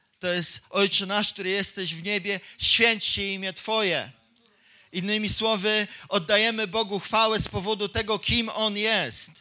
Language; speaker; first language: Polish; native; Polish